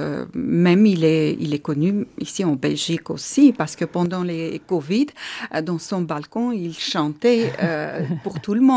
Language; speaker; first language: French; non-native, fluent; Armenian